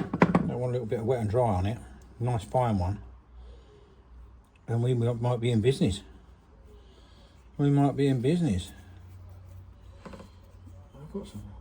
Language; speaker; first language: English; native; English